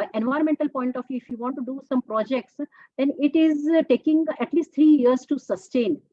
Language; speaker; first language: English; non-native, local second language; Telugu